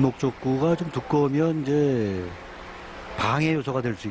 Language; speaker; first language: Korean; native; Korean